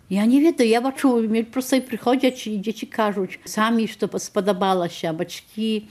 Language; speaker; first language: Belarusian; native; Belarusian